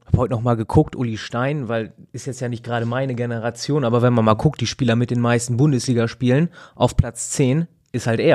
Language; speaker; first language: German; native; German